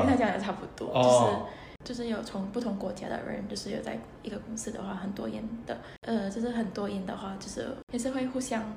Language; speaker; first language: Chinese; non-native, fluent; Indonesian